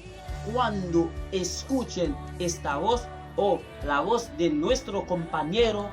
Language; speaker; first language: Spanish; non-native, fluent; Haitian Creole